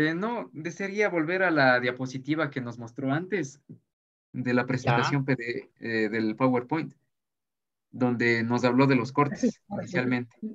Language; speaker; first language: Spanish; native; Spanish